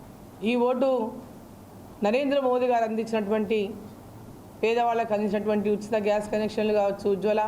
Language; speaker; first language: Telugu; native; Telugu